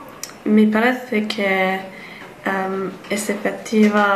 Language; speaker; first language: Spanish; non-native, learner; English